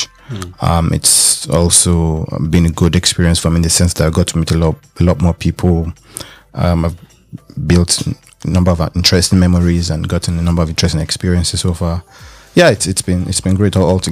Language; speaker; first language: English; non-native, local second language; Yoruba